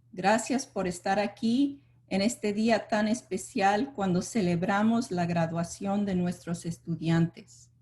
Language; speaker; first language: Spanish; early bilingual, heritage; Spanish